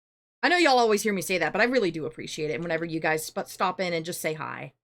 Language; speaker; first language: English; native; English